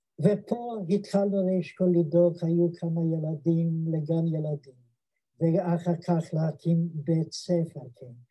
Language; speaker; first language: Hebrew; non-native, fluent; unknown